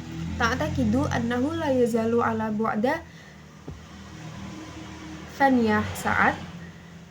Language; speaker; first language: Arabic; non-native, learner; Indonesian